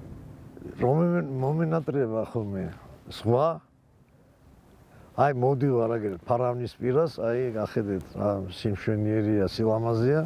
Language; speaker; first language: Georgian; native; Georgian